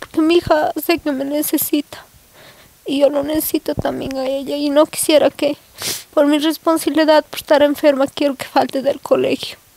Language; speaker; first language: Spanish; native; Spanish